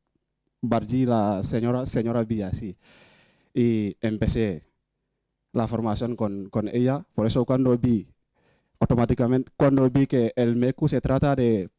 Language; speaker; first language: Spanish; non-native, fluent; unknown